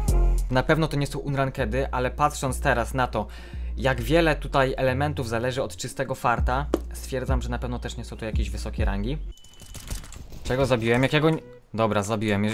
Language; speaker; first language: Polish; native; Polish